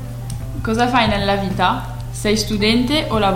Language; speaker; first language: Italian; early bilingual, heritage; Italian